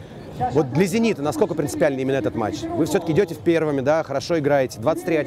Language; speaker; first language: Russian; native; Russian